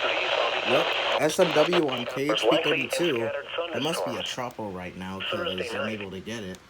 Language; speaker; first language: English; native; English